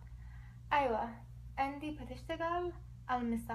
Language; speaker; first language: Arabic; non-native, learner; English